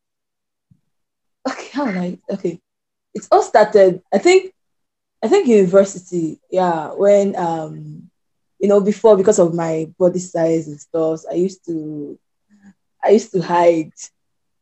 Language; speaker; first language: English; non-native, local second language; Igbo